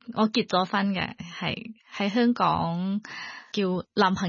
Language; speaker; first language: Cantonese; non-native, learner; Thai